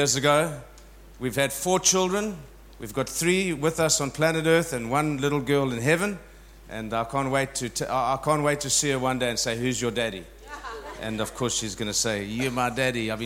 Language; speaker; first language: English; native; English